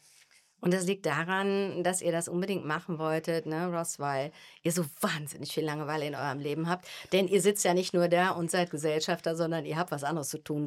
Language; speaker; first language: German; native; German